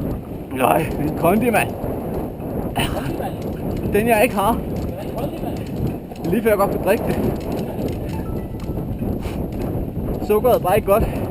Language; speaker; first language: Danish; native; Danish